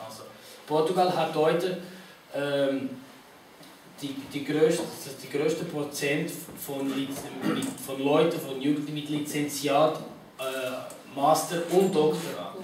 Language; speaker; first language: German; non-native, fluent; Portuguese